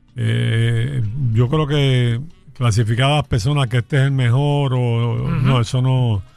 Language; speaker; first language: Spanish; native; Spanish